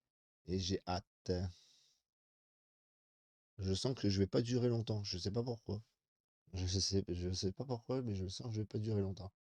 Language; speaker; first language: French; native; French